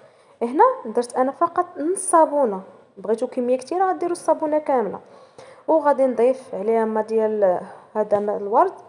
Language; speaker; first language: Arabic; native; Arabic